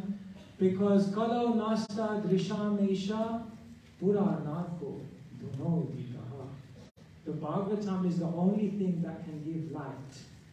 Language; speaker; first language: English; native; English